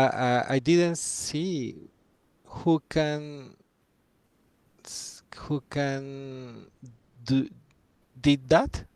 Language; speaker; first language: English; non-native, learner; Spanish